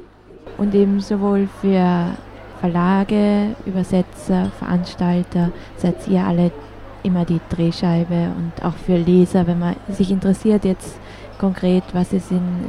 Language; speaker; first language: German; native; German